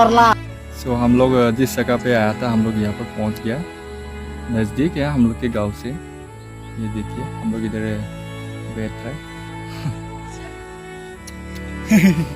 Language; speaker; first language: Hindi; non-native, local second language; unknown